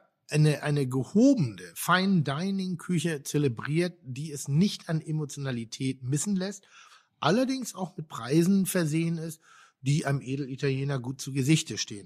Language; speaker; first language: German; native; German